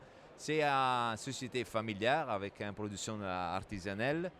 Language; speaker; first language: French; non-native, fluent; Italian